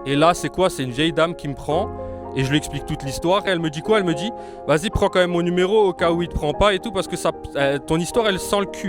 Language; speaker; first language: French; native; French